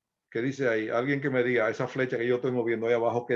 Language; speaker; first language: Spanish; native; Spanish